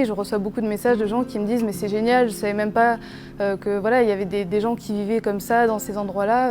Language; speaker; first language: French; native; French